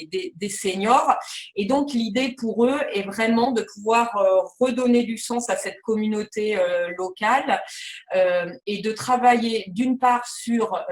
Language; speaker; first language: French; native; French